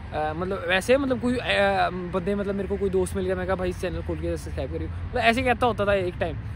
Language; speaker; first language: Hindi; native; Hindi